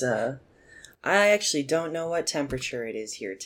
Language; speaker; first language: English; native; English